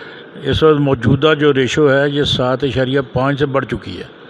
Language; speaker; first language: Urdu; non-native, local second language; Punjabi